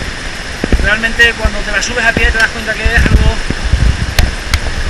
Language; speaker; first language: Spanish; native; Spanish